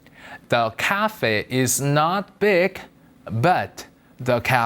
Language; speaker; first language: English; non-native, fluent; Korean